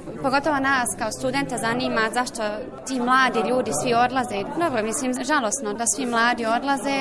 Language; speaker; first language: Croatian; early bilingual, heritage; Bosnian